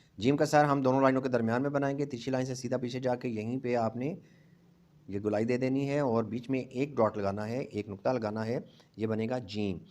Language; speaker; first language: Urdu; non-native, local second language; Punjabi